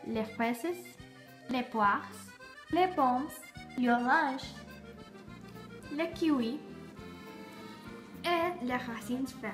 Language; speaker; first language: French; non-native, learner; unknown